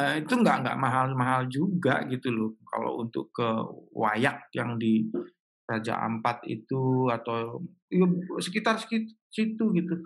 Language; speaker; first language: Indonesian; native; Indonesian